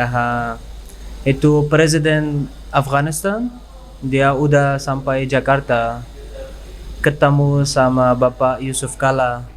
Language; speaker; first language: Indonesian; non-native, learner; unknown